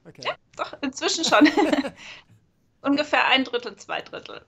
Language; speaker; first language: German; native; German